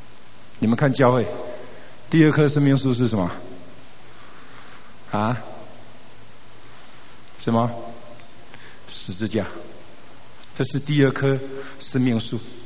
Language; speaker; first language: Chinese; native; Chinese